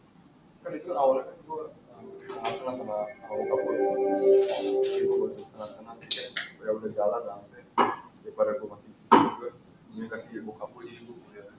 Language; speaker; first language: Indonesian; native; Indonesian